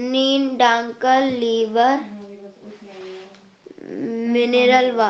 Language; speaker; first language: German; non-native, learner; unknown